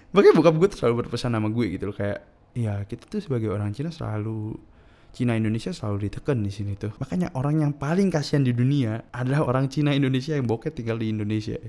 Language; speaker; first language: Indonesian; native; Indonesian